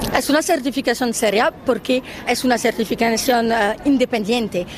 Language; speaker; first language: Spanish; non-native, fluent; French